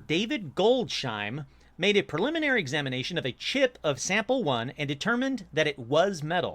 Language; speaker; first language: English; native; English